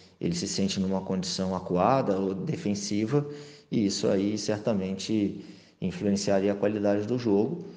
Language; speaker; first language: Portuguese; native; Portuguese